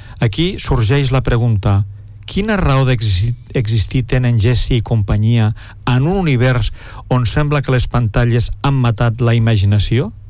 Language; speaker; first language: Catalan; native; Catalan